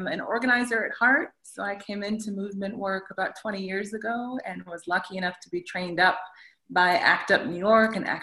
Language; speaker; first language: English; native; English